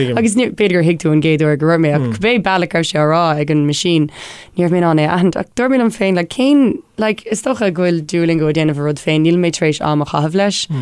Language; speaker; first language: Irish; non-native, local second language; English